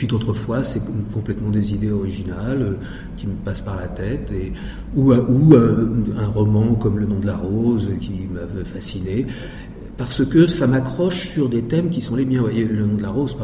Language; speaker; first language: French; native; French